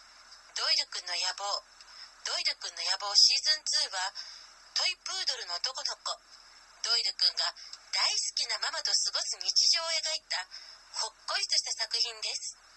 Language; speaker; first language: Japanese; native; Japanese